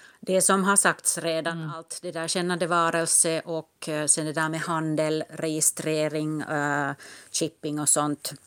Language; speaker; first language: Swedish; non-native, local second language; Finnish